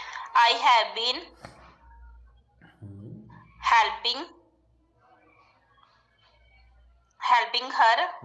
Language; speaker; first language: English; non-native, learner; Punjabi